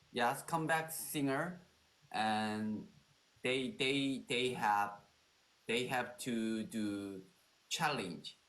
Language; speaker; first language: English; non-native, learner; Korean